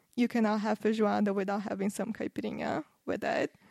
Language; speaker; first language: English; non-native, fluent; Portuguese